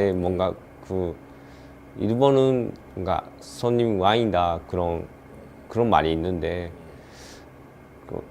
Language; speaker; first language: Korean; non-native, learner; Japanese